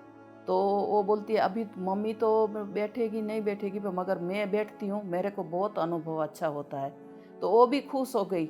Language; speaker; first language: Hindi; non-native, local second language; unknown